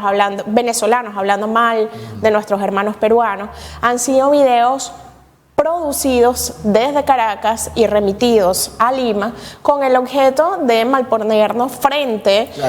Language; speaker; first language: Spanish; native; Spanish